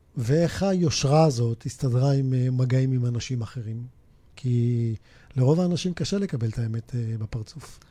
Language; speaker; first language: Hebrew; native; Hebrew